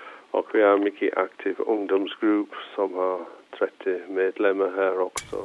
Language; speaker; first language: Swedish; non-native, fluent; English